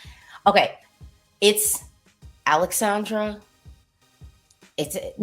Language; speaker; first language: English; native; English